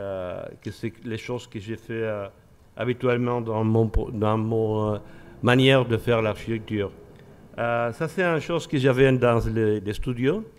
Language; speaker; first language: French; non-native, learner; Spanish